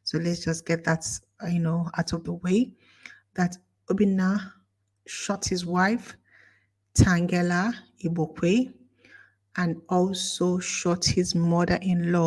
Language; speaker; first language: English; non-native, local second language; Igbo